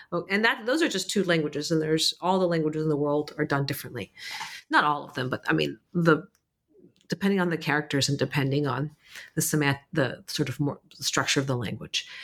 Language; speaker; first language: English; early bilingual, other home language; Arabic